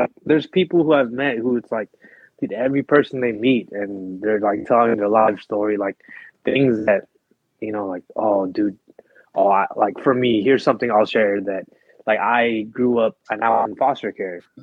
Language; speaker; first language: English; early bilingual, other home language; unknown